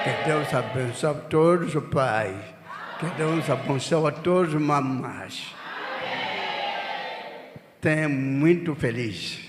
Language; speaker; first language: Portuguese; non-native, learner; Lingala